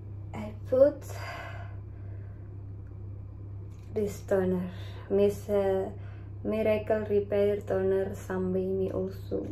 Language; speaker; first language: English; non-native, learner; Indonesian